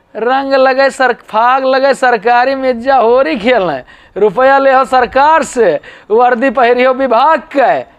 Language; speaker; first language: Hindi; native; Hindi